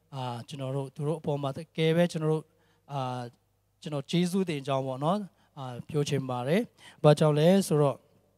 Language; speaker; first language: Burmese; non-native, local second language; Tedim Chin